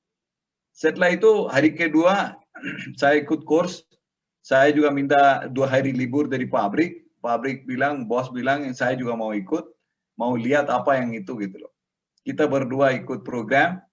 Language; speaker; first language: Indonesian; non-native, learner; Tamil